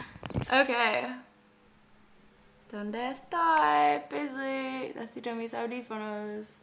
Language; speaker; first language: Spanish; non-native, learner; English